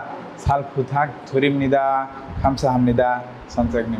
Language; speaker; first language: Korean; non-native, learner; Bangla